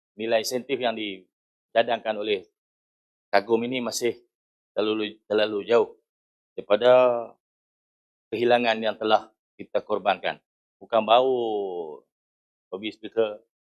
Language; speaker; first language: Malay; native; Malay